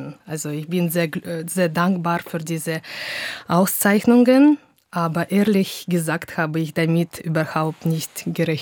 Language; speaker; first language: German; non-native, fluent; Russian